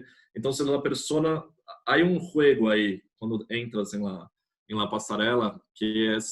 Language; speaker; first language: Spanish; non-native, fluent; Portuguese